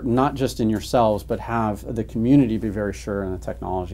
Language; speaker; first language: English; native; English